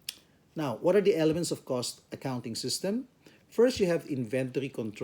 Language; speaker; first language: English; non-native, local second language; Filipino